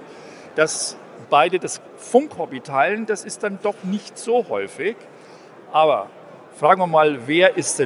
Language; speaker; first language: German; native; German